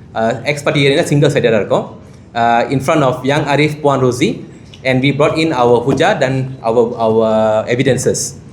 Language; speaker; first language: English; non-native, local second language; Tamil